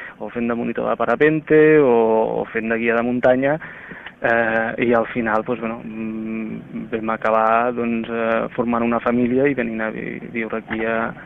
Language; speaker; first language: Catalan; native; Catalan